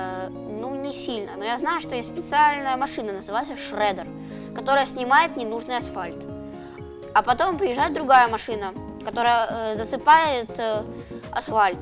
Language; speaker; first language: Russian; native; Russian